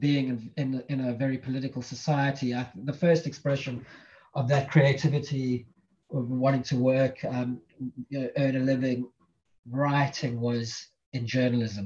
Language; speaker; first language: English; native; English